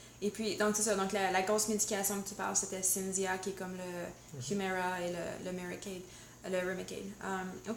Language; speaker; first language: French; native; French